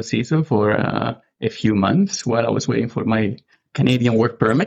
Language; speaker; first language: English; non-native, fluent; Italian